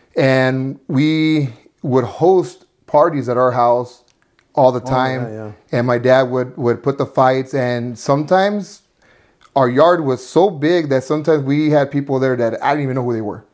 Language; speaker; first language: English; early bilingual, other home language; Spanish